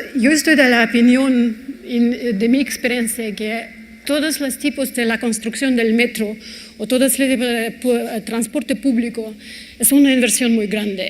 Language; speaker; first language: Spanish; non-native, fluent; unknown